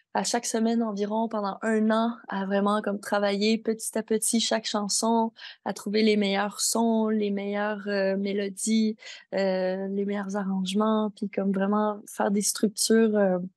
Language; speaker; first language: French; native; French